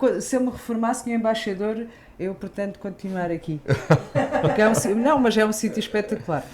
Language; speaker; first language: Portuguese; native; Portuguese